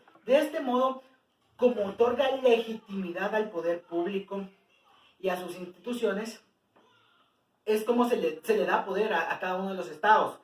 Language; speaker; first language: Spanish; native; Spanish